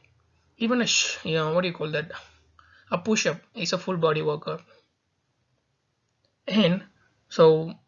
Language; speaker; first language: English; non-native, local second language; Tamil